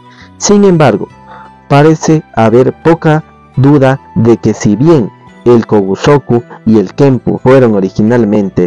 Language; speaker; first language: Spanish; native; Spanish